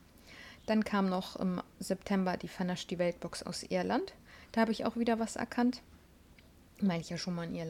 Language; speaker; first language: German; native; German